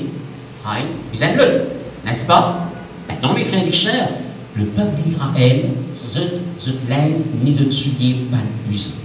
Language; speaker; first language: French; non-native, local second language; Morisyen